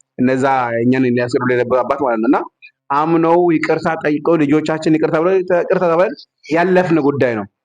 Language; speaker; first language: Amharic; non-native, local second language; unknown